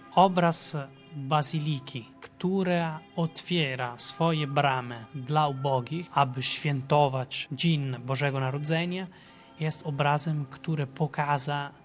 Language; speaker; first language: Polish; non-native, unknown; Italian